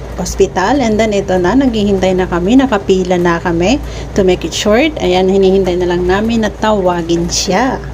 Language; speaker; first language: Filipino; non-native, local second language; Bikol